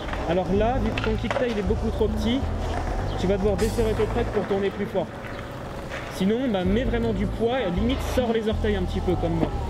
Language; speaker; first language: French; native; French